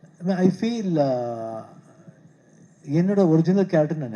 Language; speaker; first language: Tamil; non-native, local second language; Kannada